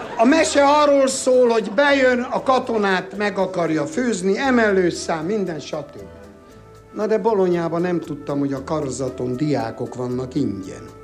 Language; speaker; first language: Hungarian; native; Hungarian